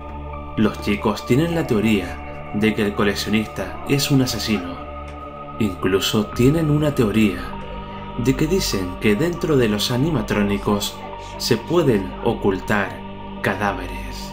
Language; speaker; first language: Spanish; native; Spanish